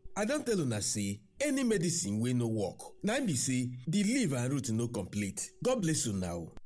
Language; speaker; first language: Nigerian Pidgin; non-native, local second language; Yoruba